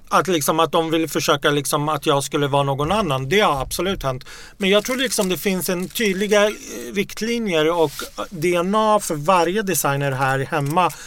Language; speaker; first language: Swedish; early bilingual, other home language; Arabic